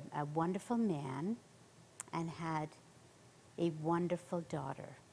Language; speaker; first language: English; native; English